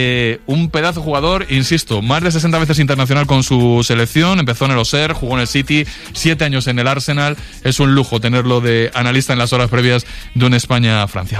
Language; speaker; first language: Spanish; native; Spanish